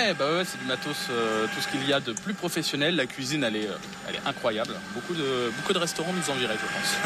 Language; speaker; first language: French; native; French